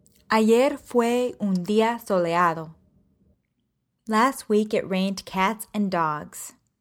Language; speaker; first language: Spanish; non-native, fluent; English